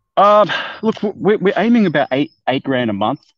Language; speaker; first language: English; non-native, fluent; Persian